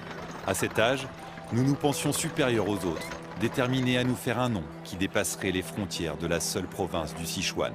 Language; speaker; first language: French; native; French